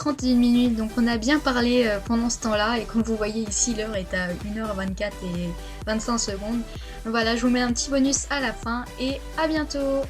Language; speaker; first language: French; native; French